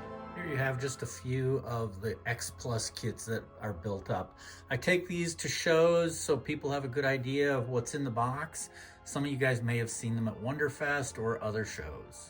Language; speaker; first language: English; native; English